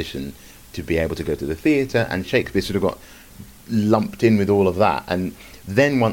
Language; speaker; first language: English; native; English